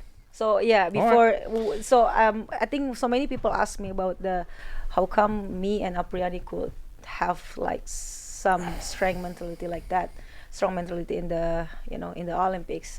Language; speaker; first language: English; non-native, fluent; Indonesian